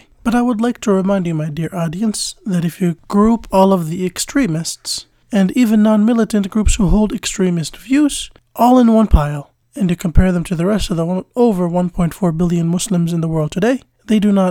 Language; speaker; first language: English; native; English